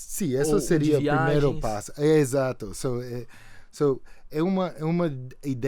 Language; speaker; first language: Portuguese; non-native, fluent; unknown